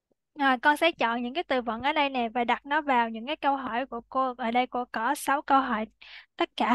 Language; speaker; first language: Vietnamese; native; Vietnamese